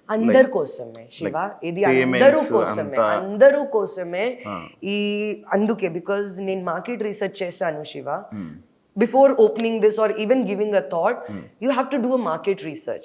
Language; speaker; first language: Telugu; non-native, learner; Hindi